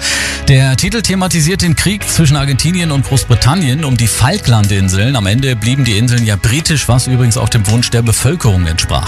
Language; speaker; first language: German; native; German